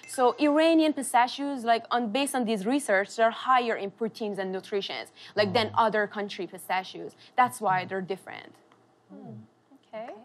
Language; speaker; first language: English; non-native, fluent; Persian